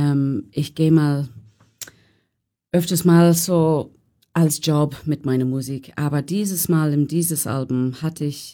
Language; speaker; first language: German; non-native, fluent; English